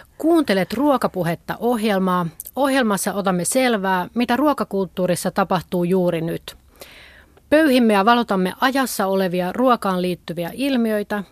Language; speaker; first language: Finnish; native; Finnish